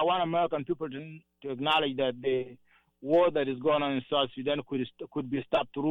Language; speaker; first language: English; non-native, fluent; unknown